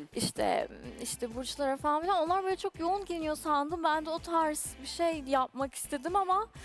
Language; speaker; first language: Turkish; non-native, fluent; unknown